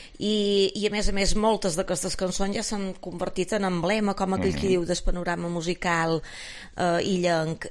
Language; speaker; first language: Catalan; native; Catalan